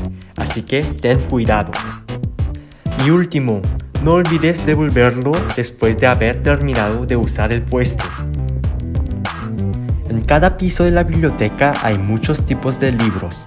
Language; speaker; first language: Spanish; non-native, learner; Korean